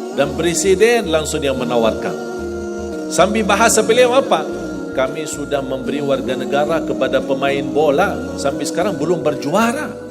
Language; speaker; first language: Indonesian; non-native, fluent; Arabic